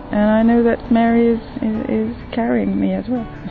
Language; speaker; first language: English; non-native, fluent; French